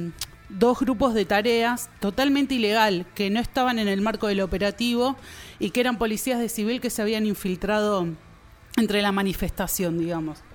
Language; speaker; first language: Spanish; native; Spanish